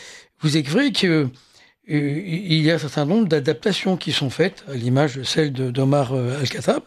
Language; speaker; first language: French; native; French